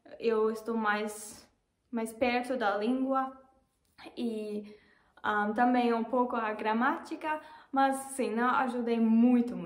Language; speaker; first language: Portuguese; non-native, learner; German